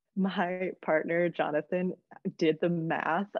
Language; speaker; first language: English; native; English